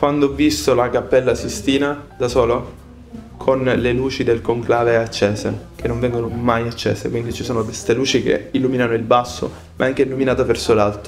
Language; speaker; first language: Italian; native; Italian